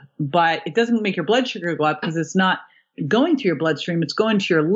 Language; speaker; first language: English; native; English